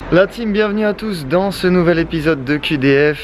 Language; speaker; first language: French; native; French